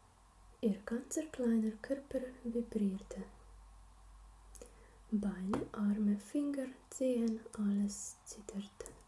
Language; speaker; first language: German; non-native, learner; Slovenian